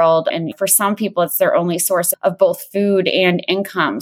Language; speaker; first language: English; native; English